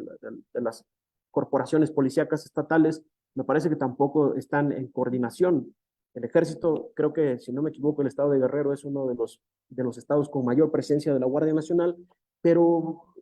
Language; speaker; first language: Spanish; native; Spanish